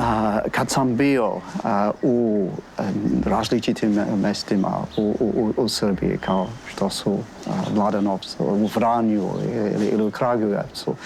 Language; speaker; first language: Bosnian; non-native, fluent; English